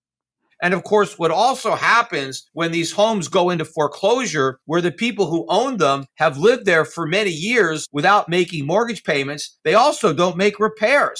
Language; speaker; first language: English; native; English